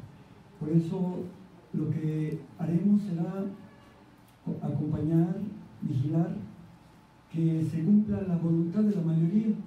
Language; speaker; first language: Spanish; native; Spanish